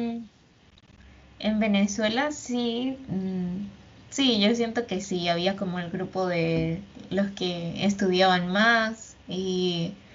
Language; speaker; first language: Spanish; native; Spanish